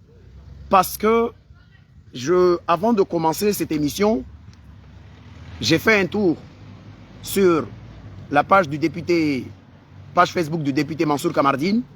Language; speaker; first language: French; non-native, local second language; Comorian